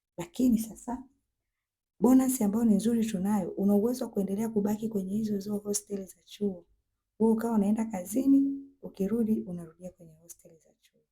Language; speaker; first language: Swahili; native; Swahili